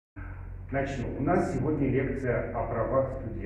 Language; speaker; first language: Russian; native; Russian